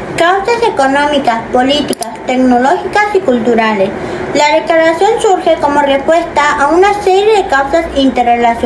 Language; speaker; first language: Spanish; native; Spanish